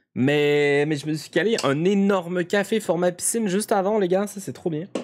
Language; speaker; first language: French; native; French